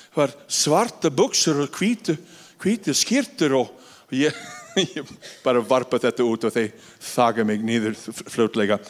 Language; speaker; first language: Icelandic; non-native, fluent; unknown